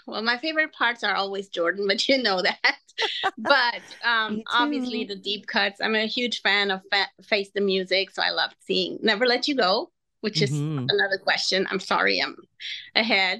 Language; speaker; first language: English; non-native, fluent; Spanish